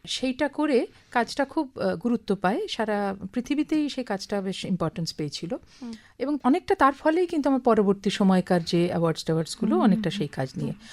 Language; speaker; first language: Bangla; native; Bangla